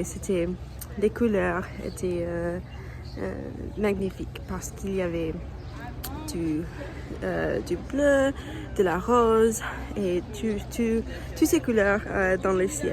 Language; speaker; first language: French; non-native, learner; English